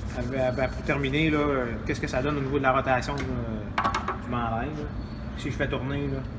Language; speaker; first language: French; native; French